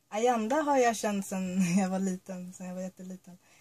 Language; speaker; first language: Swedish; early bilingual, other home language; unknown